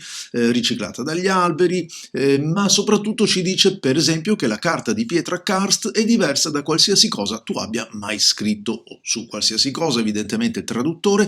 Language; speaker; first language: Italian; native; Italian